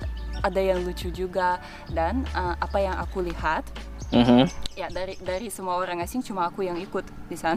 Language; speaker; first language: Indonesian; non-native, fluent; Russian